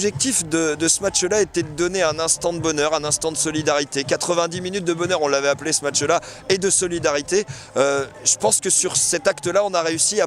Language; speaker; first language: French; native; French